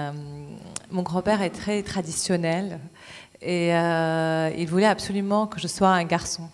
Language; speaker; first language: French; non-native, local second language; Arabic